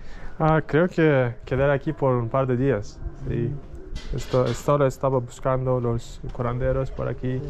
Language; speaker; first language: Spanish; non-native, learner; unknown